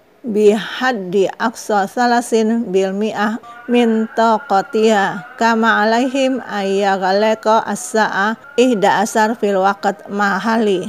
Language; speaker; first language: Arabic; non-native, learner; Indonesian